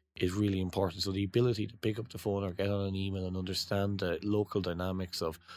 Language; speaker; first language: English; native; English